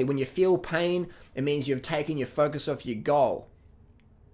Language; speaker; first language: English; native; English